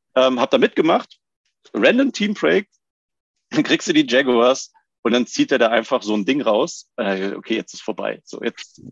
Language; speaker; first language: German; native; German